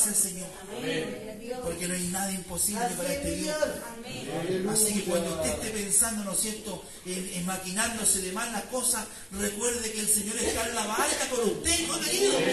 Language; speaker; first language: Spanish; native; Spanish